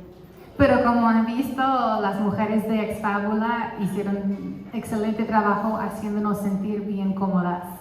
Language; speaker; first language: Spanish; early bilingual, heritage; Spanish